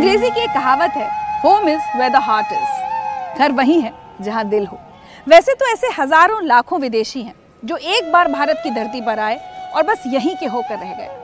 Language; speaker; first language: Hindi; native; Hindi